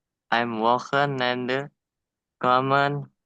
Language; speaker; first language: German; non-native, learner; Indonesian